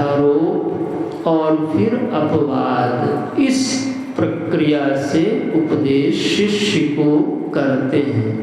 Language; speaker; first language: Hindi; native; Hindi